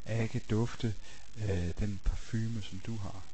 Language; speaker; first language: Danish; native; Danish